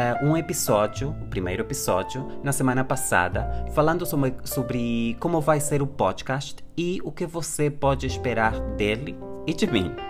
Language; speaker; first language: Portuguese; non-native, fluent; Spanish